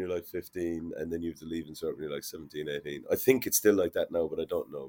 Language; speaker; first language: English; native; English